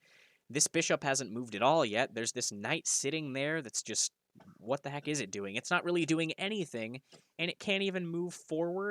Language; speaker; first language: English; native; English